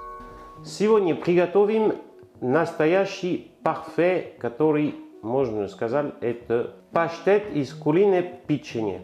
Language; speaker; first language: Russian; non-native, learner; French